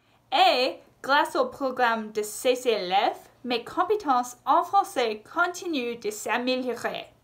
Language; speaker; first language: French; non-native, local second language; English